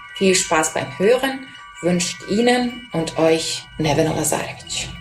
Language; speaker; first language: German; non-native, fluent; Serbian